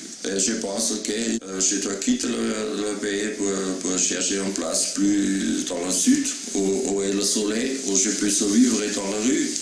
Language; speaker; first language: French; non-native, learner; German